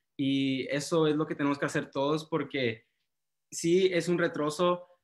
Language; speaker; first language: Spanish; early bilingual, heritage; Spanish